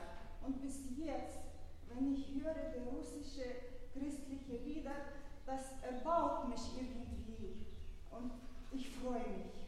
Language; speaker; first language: German; early bilingual, other home language; Russian